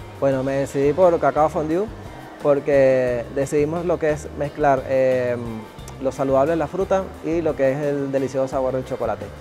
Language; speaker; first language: Spanish; native; Spanish